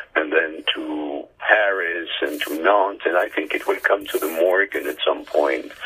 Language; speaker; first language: English; early bilingual, heritage; English